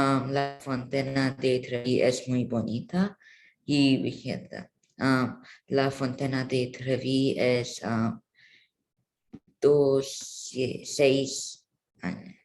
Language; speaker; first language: Spanish; non-native, learner; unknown